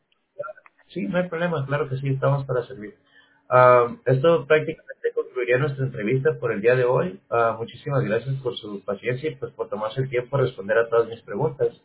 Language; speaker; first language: Spanish; native; Spanish